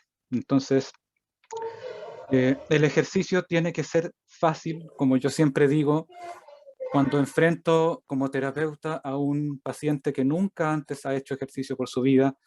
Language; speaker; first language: Spanish; native; Spanish